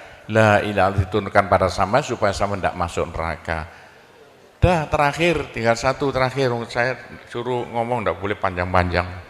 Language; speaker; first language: Indonesian; non-native, local second language; Javanese